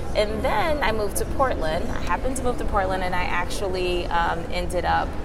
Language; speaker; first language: English; native; English